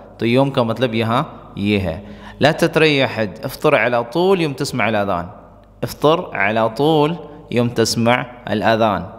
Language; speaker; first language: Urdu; non-native, local second language; Pashto